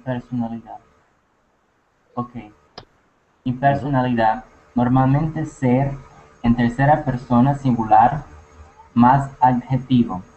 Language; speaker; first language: Spanish; non-native, learner; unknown